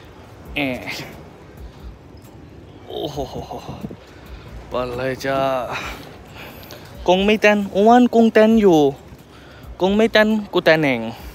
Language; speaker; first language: Thai; non-native, fluent; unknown